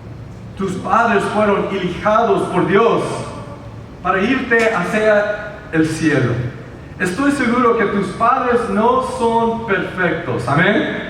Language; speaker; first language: Spanish; early bilingual, heritage; Spanish